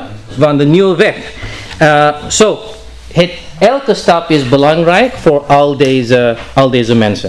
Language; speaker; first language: Dutch; non-native, learner; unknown